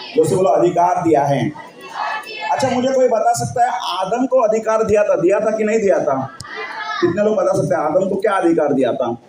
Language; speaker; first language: Hindi; non-native, local second language; Marathi